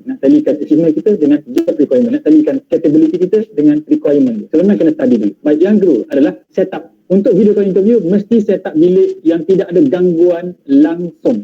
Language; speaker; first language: Malay; native; Malay